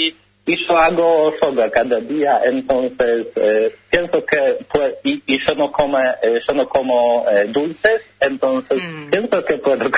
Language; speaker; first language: Spanish; non-native, learner; Polish